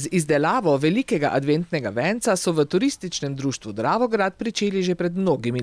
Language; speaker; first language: Slovenian; native; Slovenian